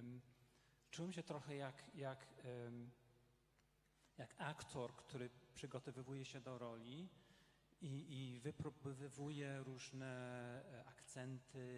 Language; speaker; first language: Polish; non-native, fluent; English